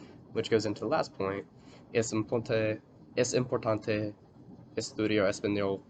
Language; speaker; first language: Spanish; non-native, learner; English